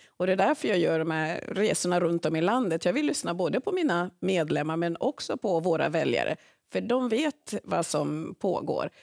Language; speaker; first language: Swedish; early bilingual, other home language; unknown